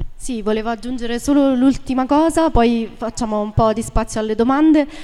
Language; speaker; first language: Italian; native; Italian